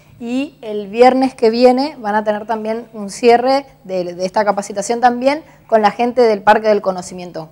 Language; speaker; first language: Spanish; native; Spanish